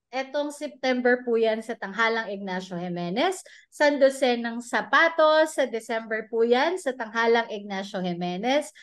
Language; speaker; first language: Filipino; non-native, local second language; Hiligaynon